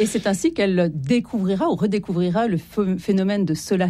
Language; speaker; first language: French; native; French